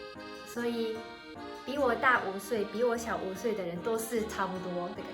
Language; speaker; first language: Chinese; non-native, fluent; Japanese